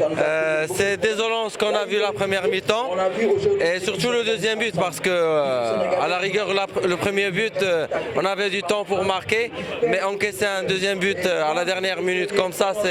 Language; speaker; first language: French; non-native, local second language; Wolof